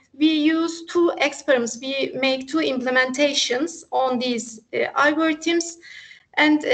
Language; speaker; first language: English; non-native, fluent; Turkish